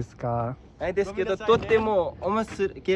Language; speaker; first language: Japanese; non-native, learner; Nepali